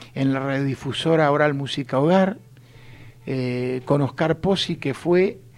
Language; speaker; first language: Spanish; native; Spanish